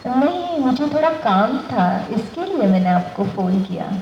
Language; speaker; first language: Hindi; non-native, local second language; Marathi